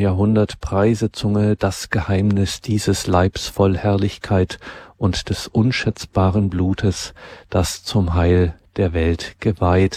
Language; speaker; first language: German; native; German